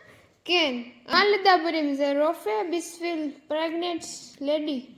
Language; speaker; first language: Hebrew; non-native, learner; Gujarati